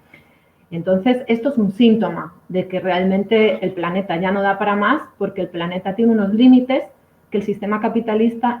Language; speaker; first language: Spanish; native; Spanish